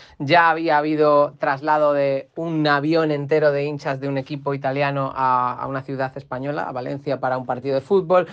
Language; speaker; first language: Spanish; native; Spanish